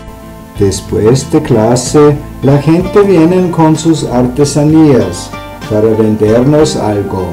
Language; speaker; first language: Spanish; non-native, learner; German